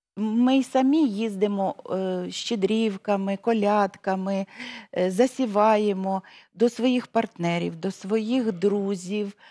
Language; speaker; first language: Ukrainian; native; Ukrainian